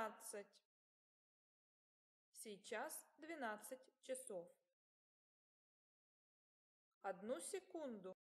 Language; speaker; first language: Russian; non-native, learner; English